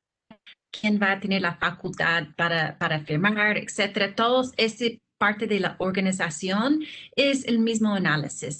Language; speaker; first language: Spanish; non-native, fluent; English